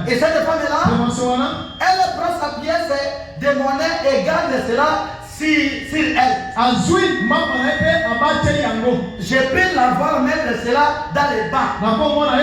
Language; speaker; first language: French; non-native, local second language; Lingala